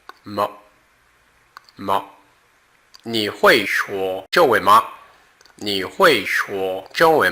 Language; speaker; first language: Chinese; non-native, learner; Portuguese